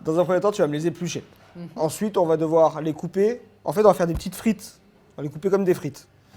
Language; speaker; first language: French; native; French